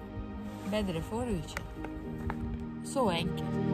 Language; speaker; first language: Norwegian; non-native, fluent; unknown